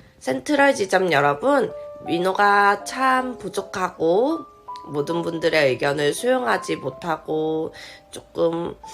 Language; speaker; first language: Korean; native; Korean